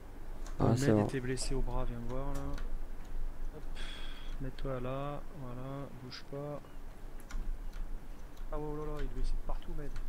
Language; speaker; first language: French; native; French